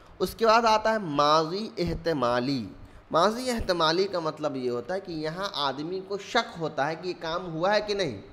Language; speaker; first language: Urdu; native; Urdu